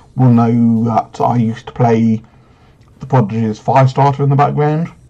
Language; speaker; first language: English; native; English